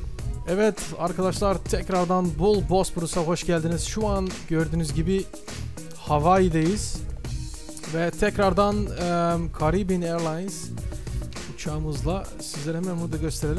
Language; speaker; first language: Turkish; early bilingual, heritage; Turkish